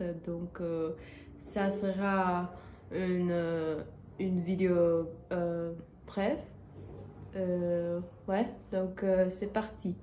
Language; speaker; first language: French; non-native, learner; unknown